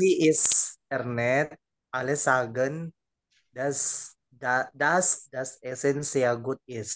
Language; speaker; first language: German; non-native, learner; Indonesian